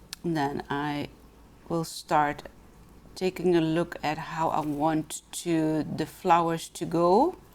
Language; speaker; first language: English; non-native, fluent; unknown